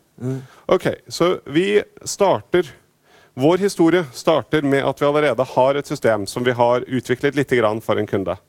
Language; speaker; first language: Norwegian; native; Norwegian